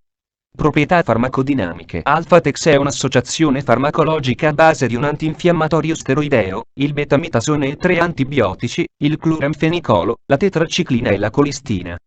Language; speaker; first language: Italian; native; Italian